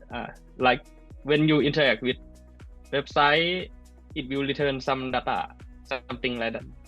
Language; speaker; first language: English; non-native, learner; Thai